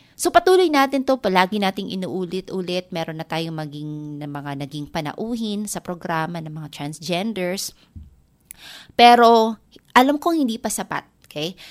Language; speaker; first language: Filipino; non-native, local second language; Waray